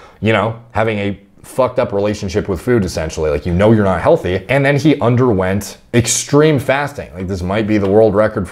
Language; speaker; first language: English; native; English